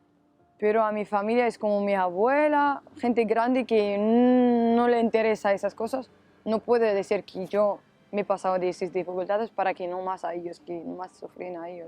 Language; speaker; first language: Spanish; non-native, learner; Arabic